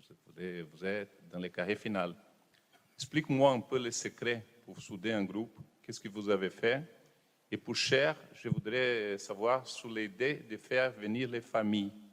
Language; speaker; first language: French; non-native, fluent; Portuguese